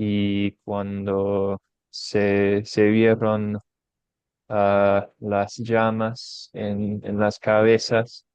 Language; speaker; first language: Spanish; non-native, fluent; English